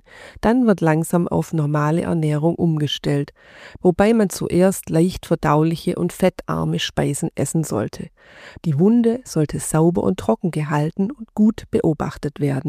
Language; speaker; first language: German; native; German